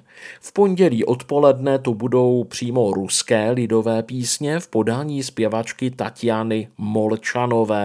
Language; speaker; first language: Czech; native; Czech